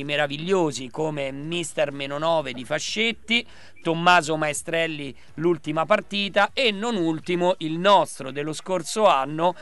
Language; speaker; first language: Italian; native; Italian